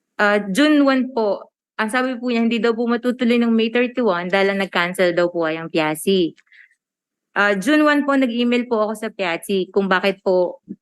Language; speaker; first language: Filipino; native; Filipino